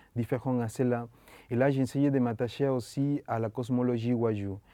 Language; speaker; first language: French; non-native, learner; Spanish